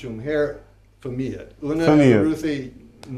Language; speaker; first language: Albanian; non-native, learner; English